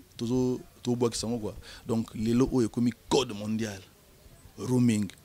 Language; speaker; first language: French; non-native, local second language; Lingala